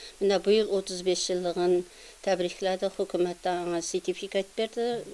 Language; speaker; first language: Tatar; early bilingual, heritage; Tatar